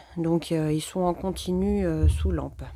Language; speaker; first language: French; native; French